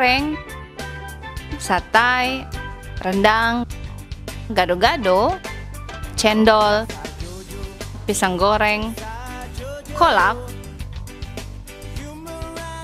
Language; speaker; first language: German; non-native, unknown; Indonesian